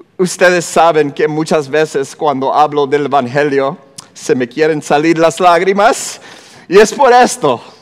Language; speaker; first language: Spanish; non-native, fluent; English